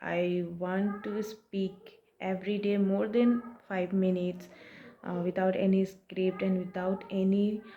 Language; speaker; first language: English; non-native, learner; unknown